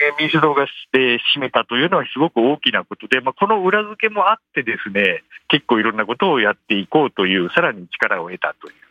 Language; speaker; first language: Japanese; native; Japanese